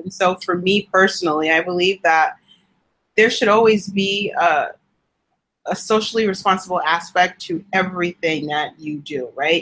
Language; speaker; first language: English; native; English